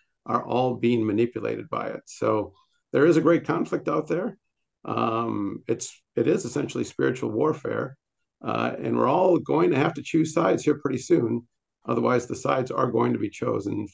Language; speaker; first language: English; native; English